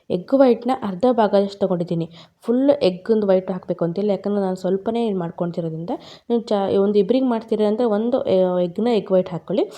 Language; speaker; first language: Kannada; native; Kannada